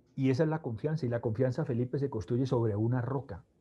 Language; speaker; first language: Spanish; native; Spanish